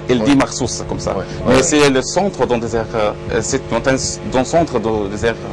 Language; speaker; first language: French; non-native, learner; Arabic